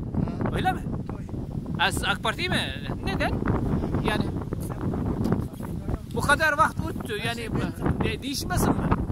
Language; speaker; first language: Turkish; non-native, learner; Uzbek